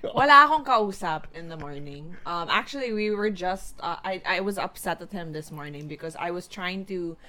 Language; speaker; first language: English; non-native, local second language; Filipino